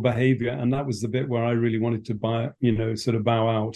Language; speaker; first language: English; native; English